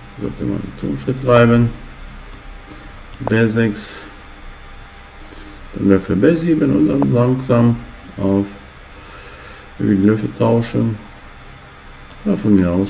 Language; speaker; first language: German; non-native, fluent; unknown